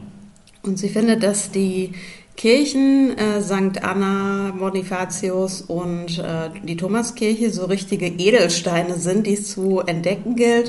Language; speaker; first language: German; native; German